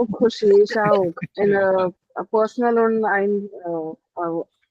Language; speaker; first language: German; non-native, learner; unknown